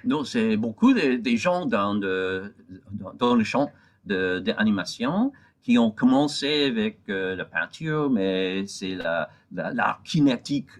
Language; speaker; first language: French; non-native, fluent; English